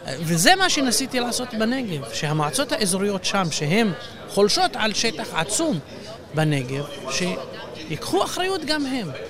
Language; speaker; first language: Hebrew; non-native, local second language; Arabic